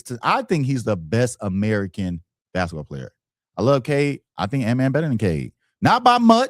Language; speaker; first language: English; native; English